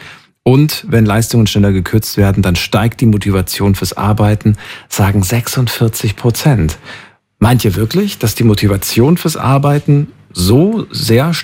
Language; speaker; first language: German; native; German